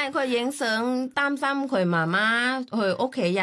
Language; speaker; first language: Cantonese; non-native, learner; Thai